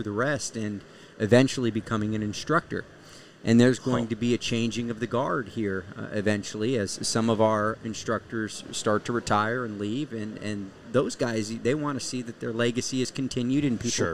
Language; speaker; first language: English; native; English